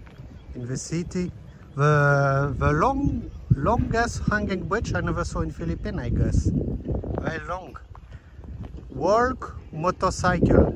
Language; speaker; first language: English; non-native, learner; Dutch